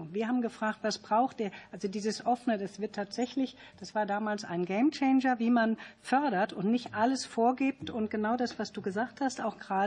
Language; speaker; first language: German; native; German